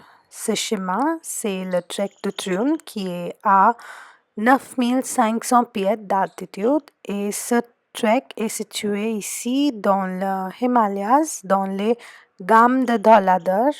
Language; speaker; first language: French; non-native, fluent; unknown